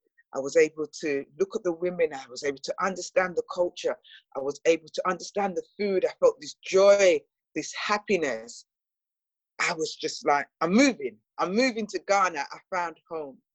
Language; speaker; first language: English; native; English